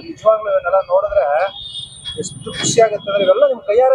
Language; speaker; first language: Kannada; native; Kannada